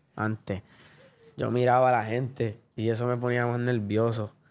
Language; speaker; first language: Spanish; early bilingual, other home language; English